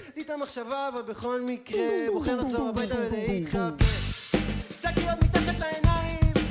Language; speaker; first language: Hebrew; native; Hebrew